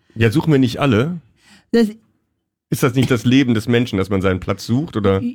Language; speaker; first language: German; native; German